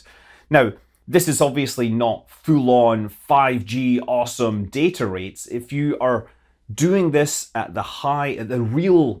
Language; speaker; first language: English; native; English